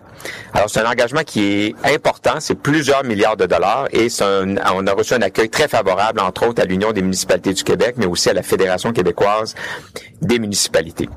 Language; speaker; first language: French; native; French